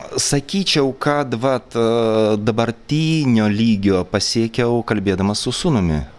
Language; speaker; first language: Lithuanian; early bilingual, heritage; Lithuanian